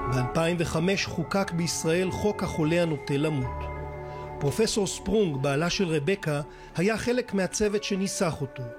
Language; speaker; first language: Hebrew; native; Hebrew